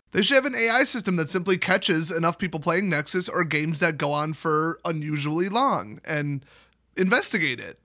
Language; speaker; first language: English; native; English